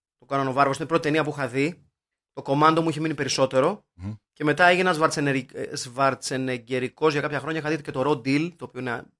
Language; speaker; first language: Greek; native; Greek